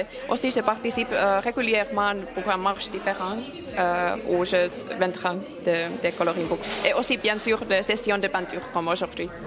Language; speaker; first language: French; non-native, learner; Finnish